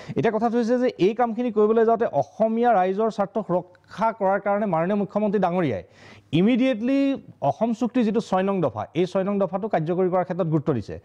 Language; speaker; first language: Assamese; native; Assamese